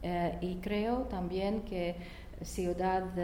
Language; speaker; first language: Spanish; non-native, learner; Latvian